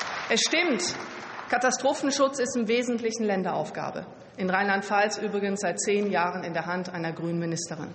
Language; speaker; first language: German; native; German